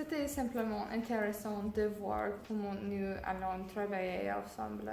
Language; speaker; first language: French; non-native, learner; English